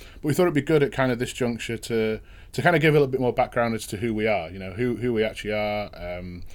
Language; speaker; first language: English; native; English